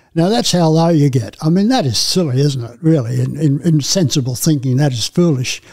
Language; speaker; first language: English; native; English